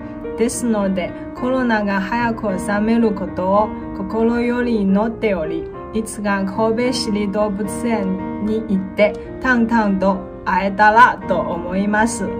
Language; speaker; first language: Japanese; non-native, fluent; Chinese